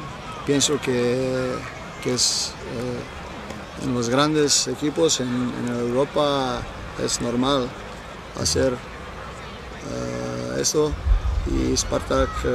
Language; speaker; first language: Spanish; non-native, fluent; Serbian